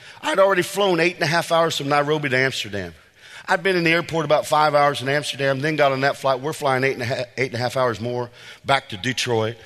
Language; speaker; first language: English; native; English